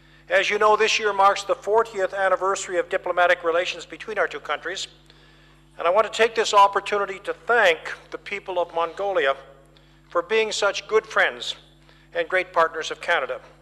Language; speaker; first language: English; native; English